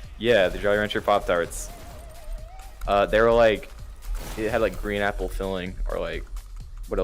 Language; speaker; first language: English; native; English